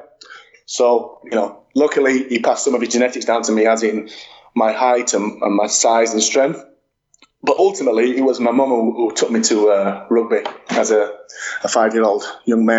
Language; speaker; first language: English; native; English